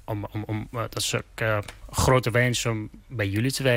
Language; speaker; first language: Dutch; non-native, learner; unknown